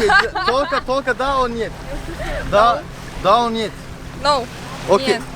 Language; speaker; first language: Russian; non-native, learner; Turkish